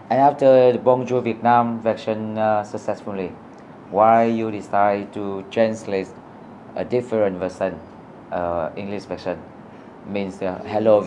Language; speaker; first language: English; non-native, learner; Vietnamese